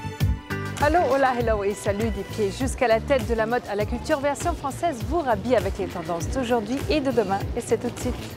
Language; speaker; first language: French; native; French